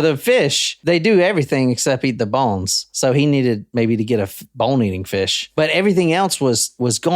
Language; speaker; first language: English; native; English